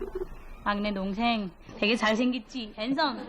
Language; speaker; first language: Korean; non-native, learner; Nepali